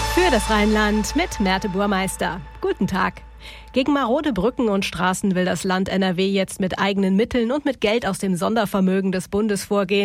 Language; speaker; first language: German; native; German